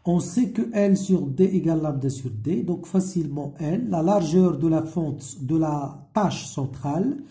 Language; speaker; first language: French; non-native, local second language; Arabic